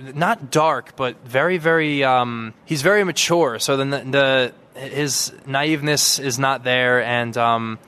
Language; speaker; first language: English; native; English